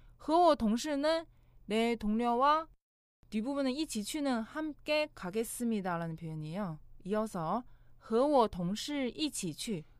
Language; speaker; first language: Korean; non-native, fluent; Chinese